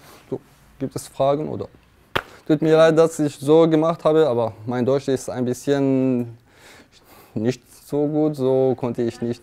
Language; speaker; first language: German; non-native, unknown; Kurdish